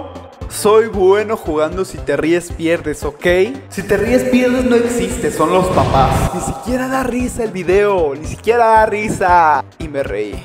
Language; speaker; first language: Spanish; native; Spanish